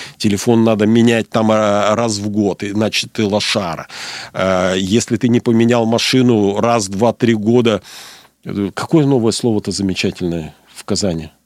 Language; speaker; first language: Russian; native; Russian